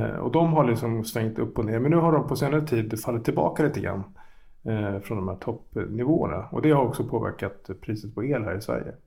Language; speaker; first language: Swedish; native; Swedish